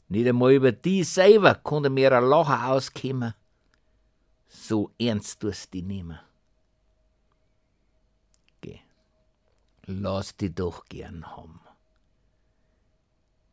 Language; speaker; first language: German; native; German